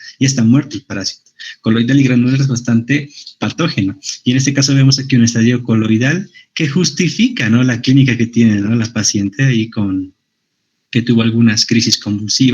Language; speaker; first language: Spanish; native; Spanish